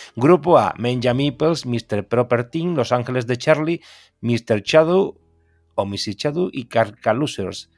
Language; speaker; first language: Spanish; native; Spanish